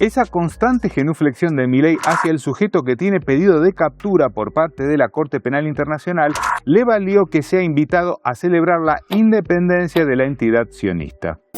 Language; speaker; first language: Spanish; native; Spanish